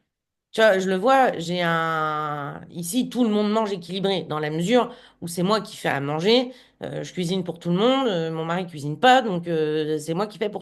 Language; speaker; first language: French; native; French